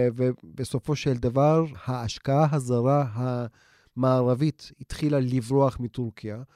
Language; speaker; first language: Hebrew; non-native, fluent; Turkish